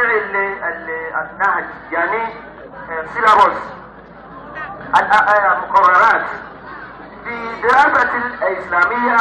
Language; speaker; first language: Arabic; non-native, learner; Yoruba